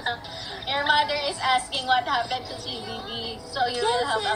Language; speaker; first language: English; non-native, local second language; Filipino